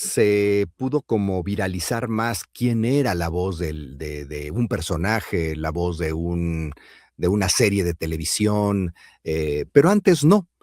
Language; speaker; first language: Spanish; native; Spanish